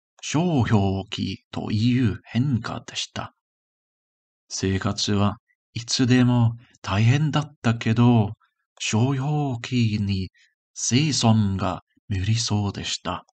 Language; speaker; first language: Japanese; non-native, learner; English